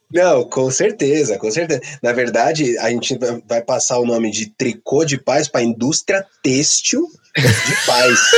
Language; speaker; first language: Portuguese; native; Portuguese